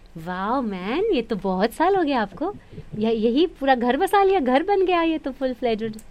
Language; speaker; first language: Hindi; native; Hindi